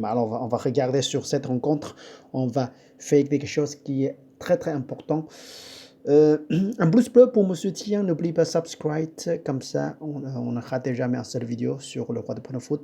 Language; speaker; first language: French; non-native, fluent; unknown